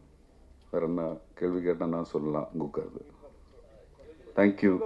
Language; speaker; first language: Tamil; non-native, learner; Malayalam